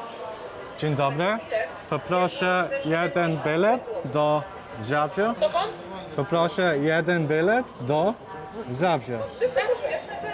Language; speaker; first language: Polish; non-native, learner; English